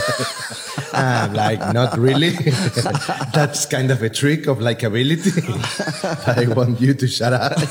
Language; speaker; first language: English; non-native, fluent; Spanish